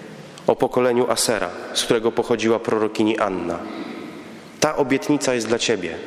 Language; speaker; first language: Polish; native; Polish